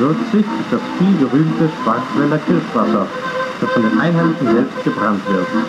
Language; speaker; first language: German; native; German